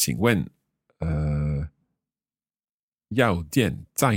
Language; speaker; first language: Chinese; non-native, learner; English